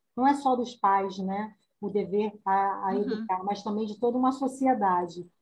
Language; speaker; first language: Portuguese; native; Portuguese